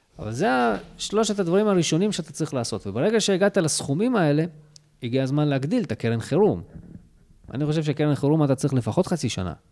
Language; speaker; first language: Hebrew; early bilingual, other home language; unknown